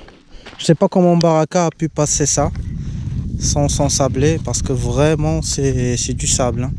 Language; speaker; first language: French; native; French